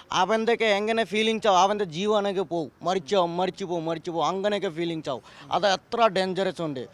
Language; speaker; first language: Malayalam; non-native, local second language; Bangla